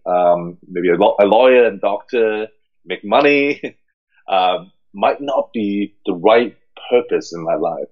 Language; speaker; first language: English; early bilingual, other home language; Cantonese